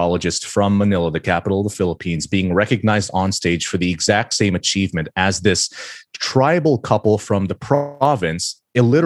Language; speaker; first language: English; non-native, local second language; Filipino